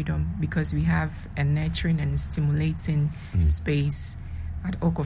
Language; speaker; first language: English; non-native, local second language; Akan